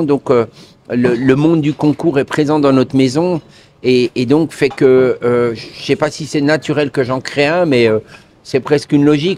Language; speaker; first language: French; native; French